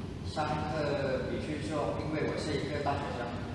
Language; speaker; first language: Chinese; non-native, learner; Indonesian